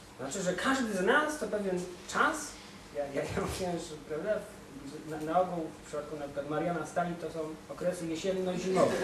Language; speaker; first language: Polish; native; Polish